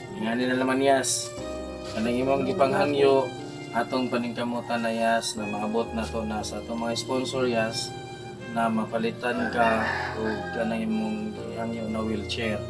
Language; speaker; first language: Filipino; non-native, local second language; Cebuano